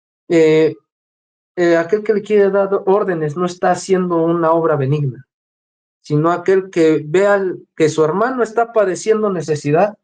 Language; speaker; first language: Spanish; native; Spanish